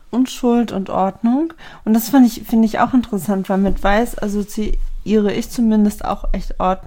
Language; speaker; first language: German; native; German